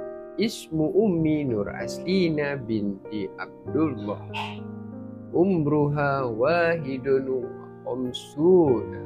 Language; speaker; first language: Arabic; non-native, learner; Malay